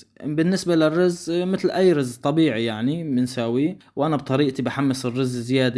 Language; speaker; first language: Arabic; native; Arabic